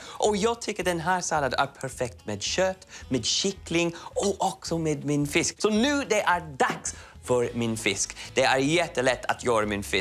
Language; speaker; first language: Swedish; non-native, learner; English